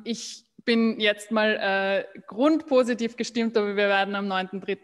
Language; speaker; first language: German; native; German